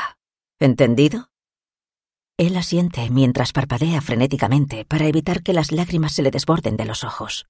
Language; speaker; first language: Spanish; native; Spanish